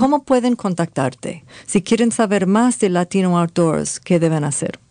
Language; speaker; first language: Spanish; early bilingual, heritage; Spanish